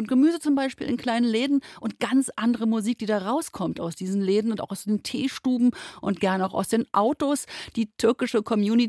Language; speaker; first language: German; native; German